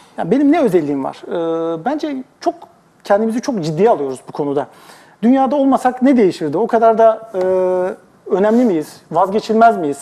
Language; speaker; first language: Turkish; native; Turkish